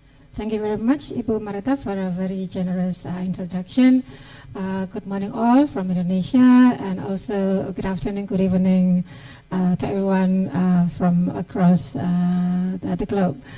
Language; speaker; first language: English; non-native, fluent; Indonesian